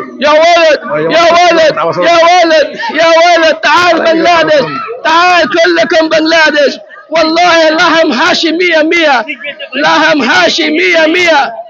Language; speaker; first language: Arabic; non-native, learner; Bangla